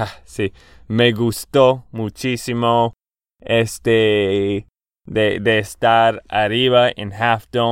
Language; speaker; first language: Spanish; non-native, fluent; English